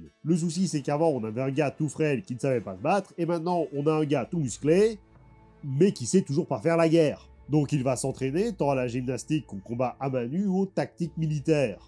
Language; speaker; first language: French; native; French